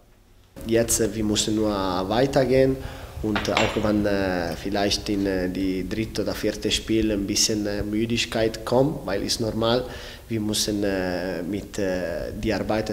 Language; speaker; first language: German; non-native, learner; Italian